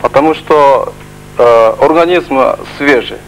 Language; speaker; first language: Russian; non-native, learner; Japanese